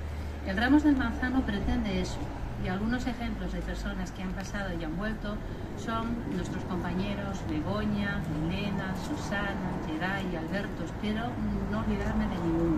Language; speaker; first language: Spanish; native; Spanish